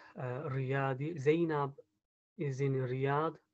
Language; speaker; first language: Arabic; non-native, learner; English